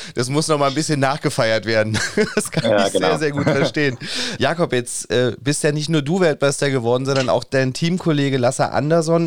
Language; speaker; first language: German; native; German